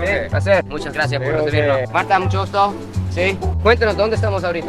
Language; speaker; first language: Spanish; non-native, fluent; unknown